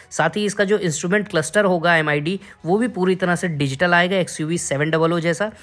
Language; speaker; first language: Hindi; native; Hindi